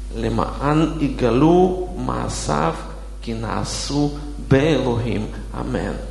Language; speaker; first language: Hebrew; non-native, fluent; Russian